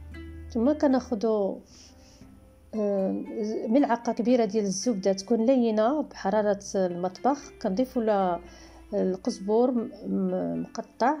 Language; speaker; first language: Arabic; native; Arabic